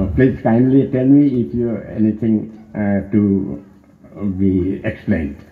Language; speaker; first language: English; non-native, local second language; Assamese